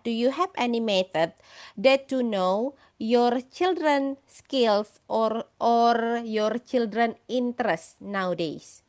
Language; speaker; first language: English; non-native, fluent; Indonesian